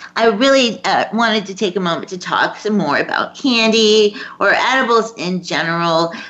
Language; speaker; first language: English; native; English